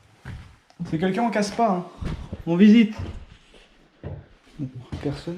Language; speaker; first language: French; native; French